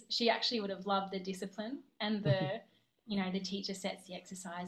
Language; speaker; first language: English; native; English